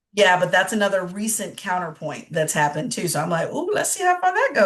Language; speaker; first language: English; native; English